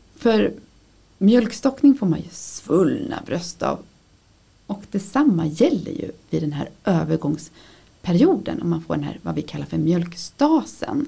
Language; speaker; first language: Swedish; native; Swedish